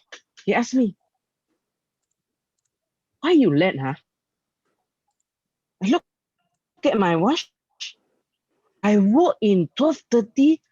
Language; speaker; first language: English; non-native, learner; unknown